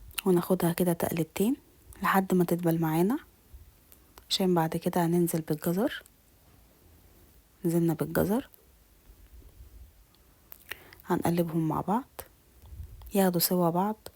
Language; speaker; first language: Arabic; native; Arabic